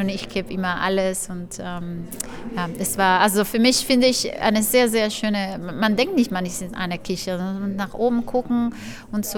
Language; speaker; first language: German; non-native, fluent; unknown